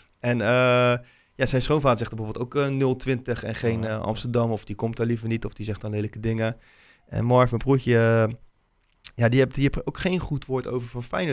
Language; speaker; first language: Dutch; native; Dutch